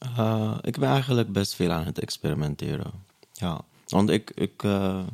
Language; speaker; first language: Dutch; non-native, fluent; Arabic